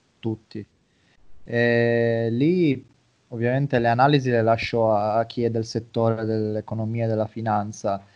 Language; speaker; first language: Italian; native; Italian